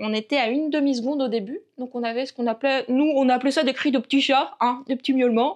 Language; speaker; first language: French; native; French